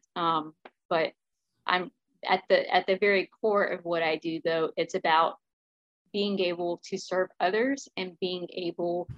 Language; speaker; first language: English; native; English